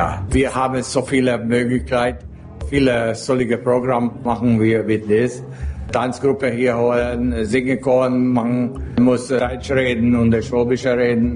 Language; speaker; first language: German; non-native, local second language; Hungarian